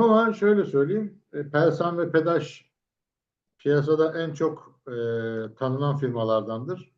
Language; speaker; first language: Turkish; native; Turkish